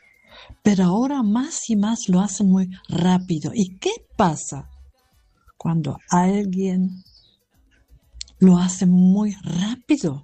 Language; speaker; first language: Spanish; non-native, fluent; German